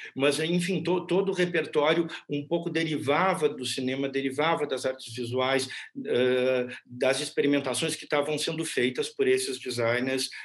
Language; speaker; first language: Portuguese; native; Portuguese